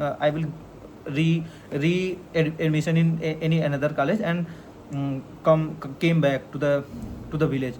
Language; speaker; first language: English; non-native, learner; Hindi